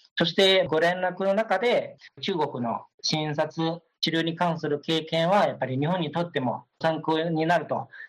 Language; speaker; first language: Japanese; non-native, fluent; Chinese